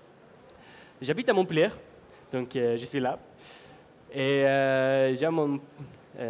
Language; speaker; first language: French; non-native, fluent; Norwegian